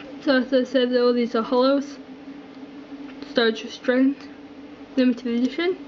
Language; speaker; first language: English; native; English